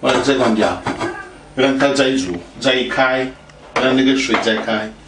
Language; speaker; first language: Chinese; non-native, fluent; Italian